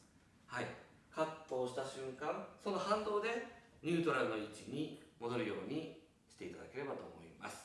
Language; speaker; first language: Japanese; native; Japanese